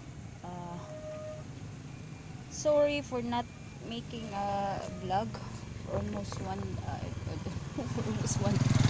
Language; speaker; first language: English; non-native, learner; Cebuano